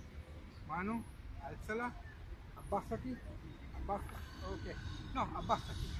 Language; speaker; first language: Italian; non-native, fluent; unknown